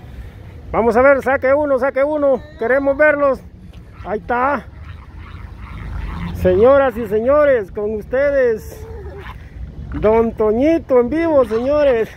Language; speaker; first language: Spanish; native; Spanish